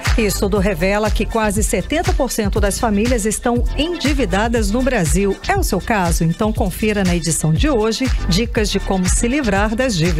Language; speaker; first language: Portuguese; native; Portuguese